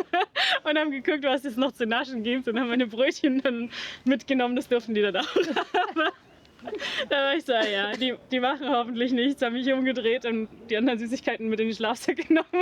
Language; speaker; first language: German; native; German